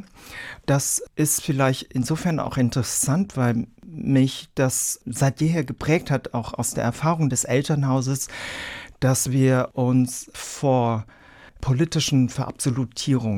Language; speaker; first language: German; early bilingual, other home language; Vietnamese